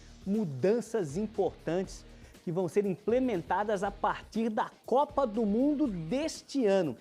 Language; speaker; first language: Portuguese; native; Portuguese